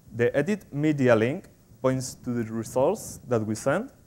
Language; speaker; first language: English; non-native, fluent; Spanish